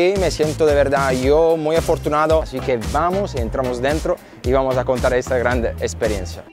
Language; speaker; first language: Spanish; non-native, fluent; Italian